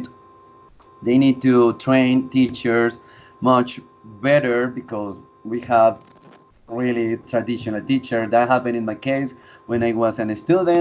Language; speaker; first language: English; non-native, fluent; Spanish